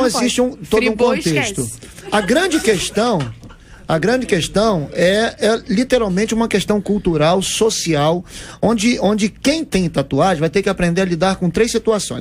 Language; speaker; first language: Portuguese; native; Portuguese